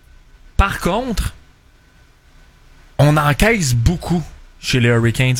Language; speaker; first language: French; native; French